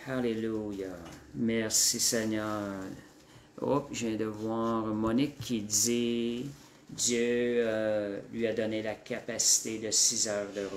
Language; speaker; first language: French; native; French